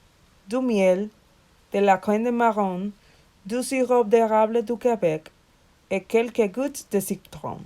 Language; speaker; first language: French; non-native, learner; Spanish